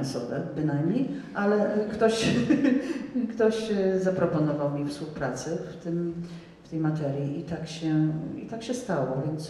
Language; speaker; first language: Polish; non-native, fluent; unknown